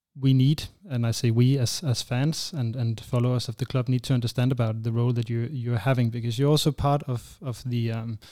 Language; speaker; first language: English; non-native, fluent; Danish